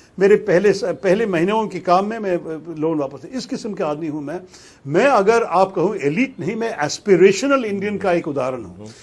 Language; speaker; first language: Hindi; non-native, local second language; Malayalam